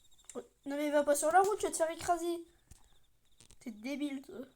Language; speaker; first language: French; native; French